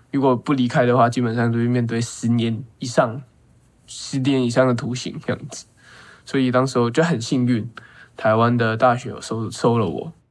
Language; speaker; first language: Chinese; non-native, local second language; Cantonese